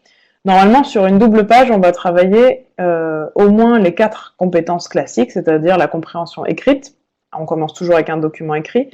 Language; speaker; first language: French; native; French